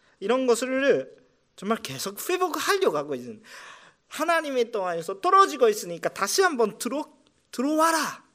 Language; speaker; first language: Korean; non-native, fluent; Japanese